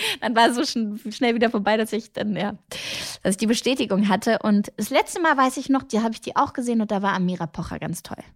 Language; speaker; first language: German; early bilingual, other home language; Greek